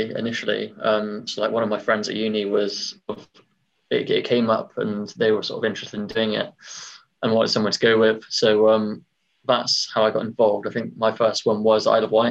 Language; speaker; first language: English; native; English